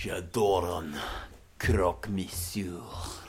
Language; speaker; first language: French; non-native, learner; English